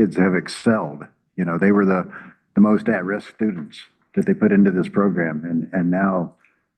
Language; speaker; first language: English; native; English